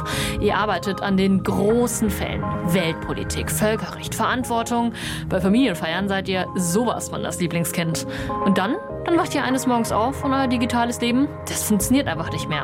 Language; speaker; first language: German; native; German